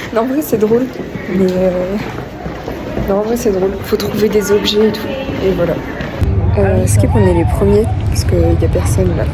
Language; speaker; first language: French; native; French